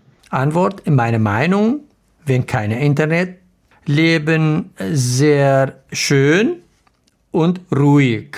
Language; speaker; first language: German; non-native, learner; Arabic